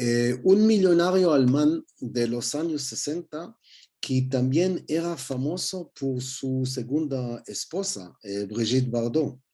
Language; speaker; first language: Spanish; non-native, learner; Hebrew